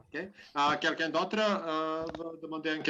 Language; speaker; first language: French; non-native, learner; Serbian